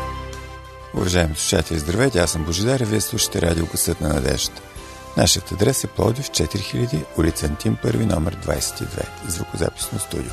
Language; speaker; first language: Bulgarian; native; Bulgarian